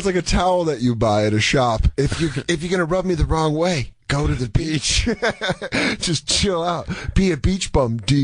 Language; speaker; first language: English; native; English